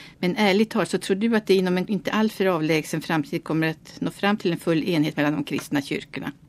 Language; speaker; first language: Swedish; native; Swedish